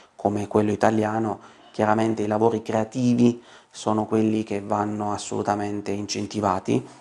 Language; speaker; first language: Italian; native; Italian